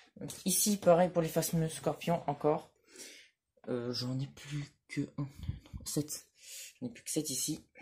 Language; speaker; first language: French; native; French